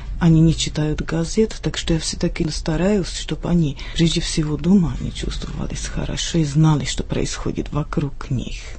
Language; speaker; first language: Russian; non-native, fluent; Czech